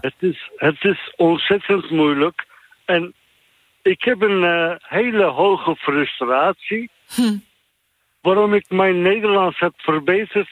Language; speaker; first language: Dutch; non-native, fluent; Turkish